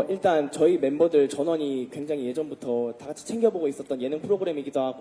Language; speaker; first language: Korean; native; Korean